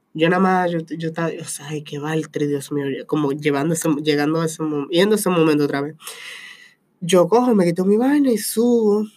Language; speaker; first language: Spanish; early bilingual, heritage; Spanish